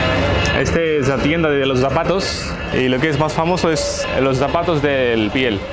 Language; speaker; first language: Spanish; non-native, fluent; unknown